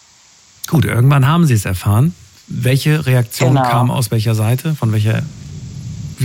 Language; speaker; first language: German; native; German